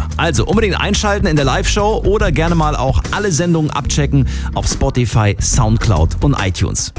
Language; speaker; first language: German; native; German